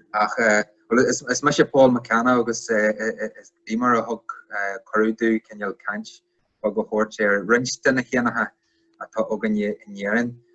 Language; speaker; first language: Irish; non-native, local second language; English